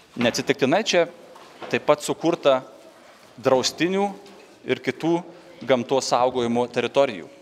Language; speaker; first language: Lithuanian; native; Lithuanian